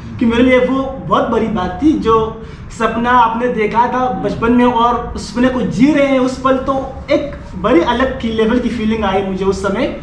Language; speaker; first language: Hindi; non-native, fluent; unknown